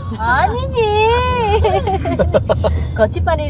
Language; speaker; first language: Korean; non-native, fluent; Vietnamese